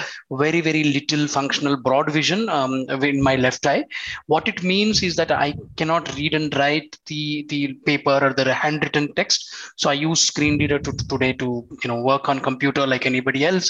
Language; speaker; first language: English; non-native, local second language; Telugu